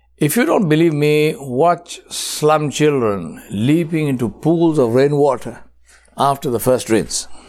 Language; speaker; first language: English; non-native, local second language; Urdu